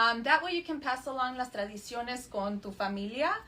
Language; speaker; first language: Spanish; early bilingual, other home language; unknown